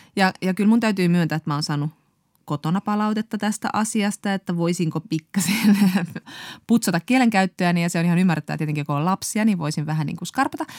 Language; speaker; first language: Finnish; native; Finnish